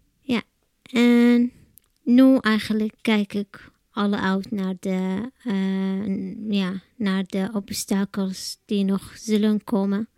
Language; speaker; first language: Dutch; non-native, learner; Arabic